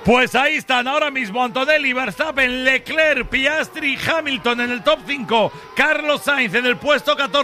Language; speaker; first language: Spanish; native; Spanish